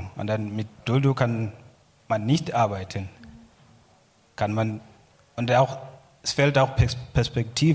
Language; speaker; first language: German; non-native, learner; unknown